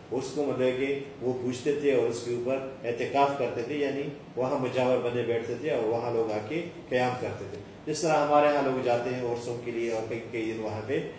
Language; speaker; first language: Urdu; native; Urdu